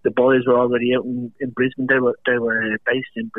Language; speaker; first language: English; native; English